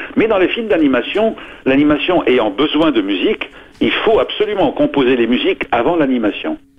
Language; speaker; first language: French; non-native, local second language; Arabic